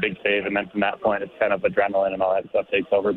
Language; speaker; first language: English; native; English